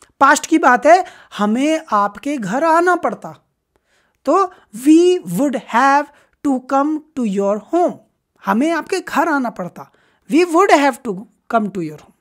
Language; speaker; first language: Hindi; native; Hindi